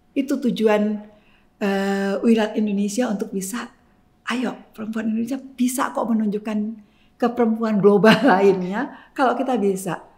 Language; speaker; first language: Indonesian; native; Indonesian